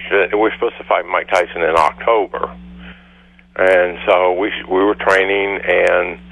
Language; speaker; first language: English; native; English